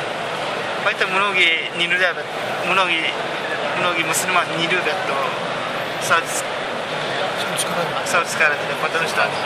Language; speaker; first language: Russian; non-native, learner; Japanese